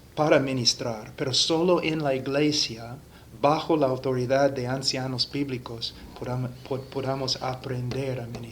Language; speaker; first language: Spanish; non-native, fluent; English